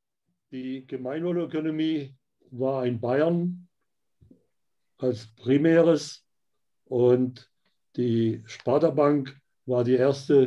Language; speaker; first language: German; native; German